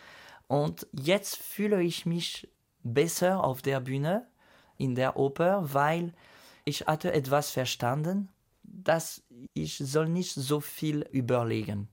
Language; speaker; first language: German; non-native, fluent; French